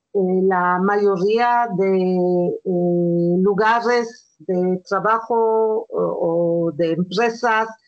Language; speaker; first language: Spanish; non-native, fluent; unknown